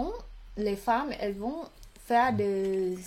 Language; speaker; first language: French; non-native, learner; Khmer